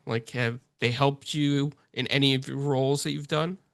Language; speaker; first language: English; native; English